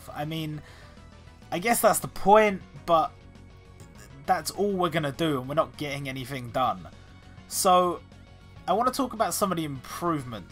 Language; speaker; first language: English; native; English